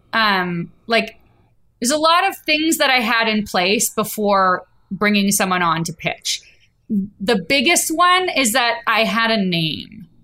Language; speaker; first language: English; native; English